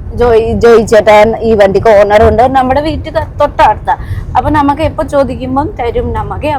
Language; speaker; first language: Malayalam; non-native, learner; Nepali